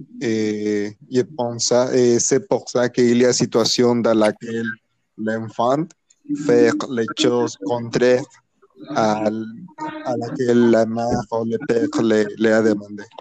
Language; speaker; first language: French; non-native, learner; Spanish